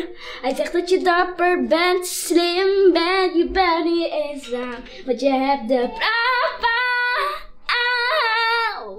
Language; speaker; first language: Dutch; early bilingual, other home language; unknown